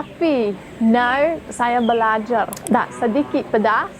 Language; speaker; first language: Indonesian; non-native, learner; English